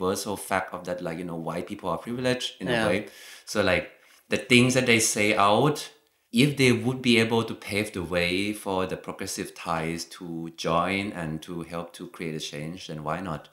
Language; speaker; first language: English; non-native, fluent; Thai